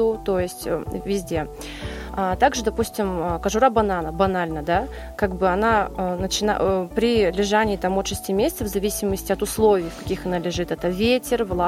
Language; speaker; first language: Russian; non-native, local second language; Yakut